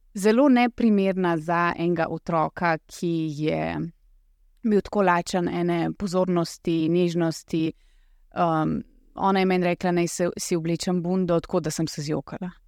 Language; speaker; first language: Slovenian; early bilingual, other home language; Russian